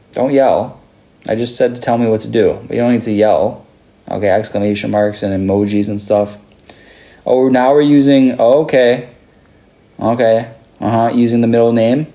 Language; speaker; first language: English; native; English